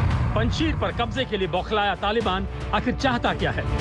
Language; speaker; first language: Hindi; native; Hindi